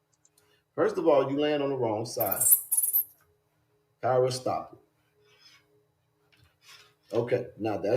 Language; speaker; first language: English; native; English